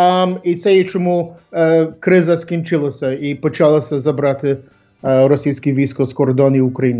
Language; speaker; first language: Ukrainian; early bilingual, heritage; English